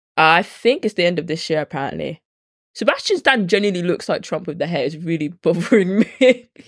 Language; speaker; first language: English; native; English